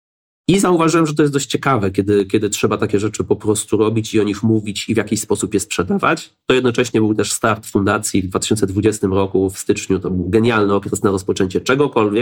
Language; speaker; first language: Polish; native; Polish